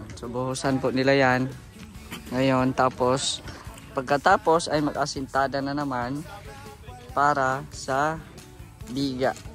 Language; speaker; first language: Filipino; non-native, local second language; Cebuano